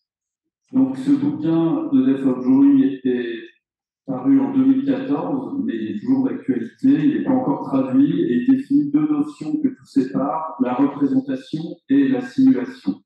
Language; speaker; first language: French; native; French